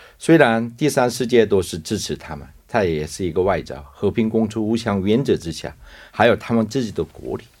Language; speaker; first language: Chinese; non-native, fluent; Korean